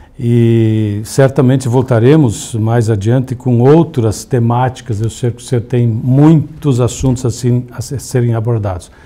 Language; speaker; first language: Portuguese; native; Portuguese